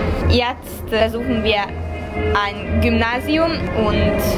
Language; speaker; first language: German; non-native, local second language; Hungarian